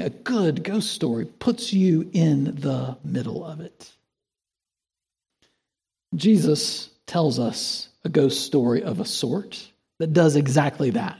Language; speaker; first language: English; native; English